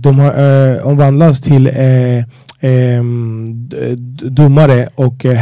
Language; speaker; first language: Swedish; non-native, fluent; Spanish